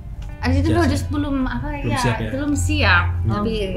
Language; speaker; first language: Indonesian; non-native, learner; English